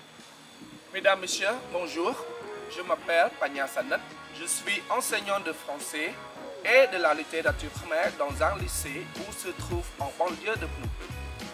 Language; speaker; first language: French; non-native, local second language; Khmer